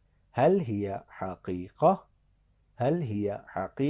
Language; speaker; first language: Arabic; non-native, fluent; Urdu